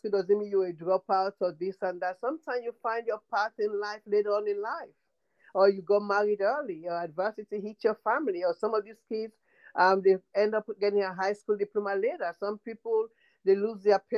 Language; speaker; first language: English; non-native, local second language; Krio